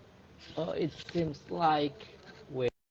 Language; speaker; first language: English; non-native, local second language; Indonesian